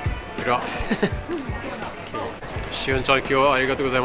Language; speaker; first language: Japanese; non-native, learner; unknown